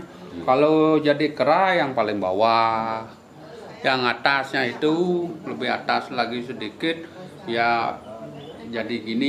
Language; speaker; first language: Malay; non-native, local second language; Balinese